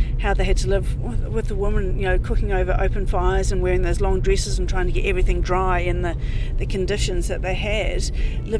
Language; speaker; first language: English; native; English